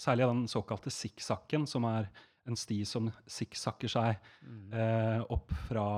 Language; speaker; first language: Norwegian; native; Norwegian